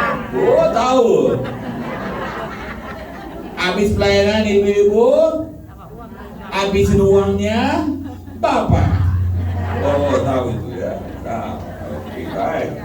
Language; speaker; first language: Indonesian; non-native, learner; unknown